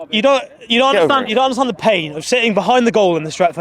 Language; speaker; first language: English; native; English